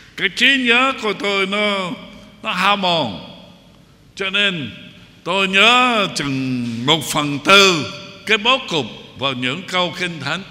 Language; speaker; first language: Vietnamese; non-native, fluent; English